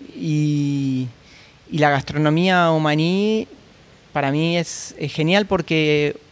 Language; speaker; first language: Spanish; native; Spanish